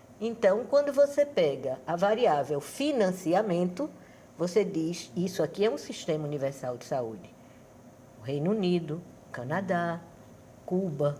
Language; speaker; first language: Portuguese; native; Portuguese